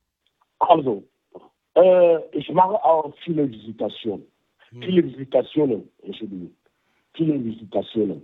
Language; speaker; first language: German; non-native, fluent; French